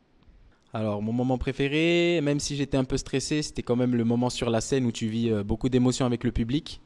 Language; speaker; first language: French; native; French